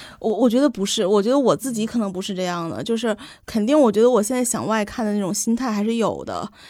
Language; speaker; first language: Chinese; native; Chinese